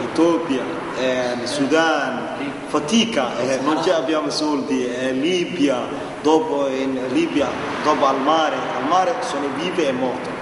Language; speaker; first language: Italian; non-native, learner; Somali